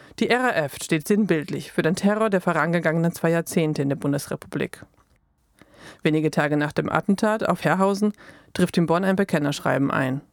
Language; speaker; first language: German; native; German